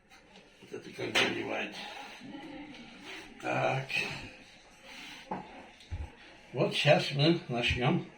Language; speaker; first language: Russian; non-native, local second language; Tatar